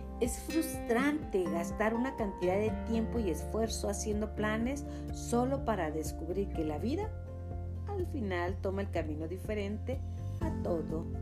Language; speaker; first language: Spanish; native; Spanish